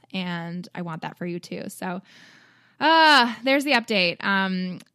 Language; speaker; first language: English; native; English